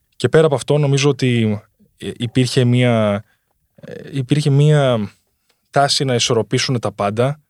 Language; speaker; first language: Greek; early bilingual, heritage; Greek